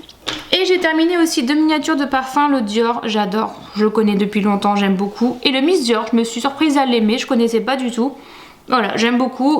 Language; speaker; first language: French; native; French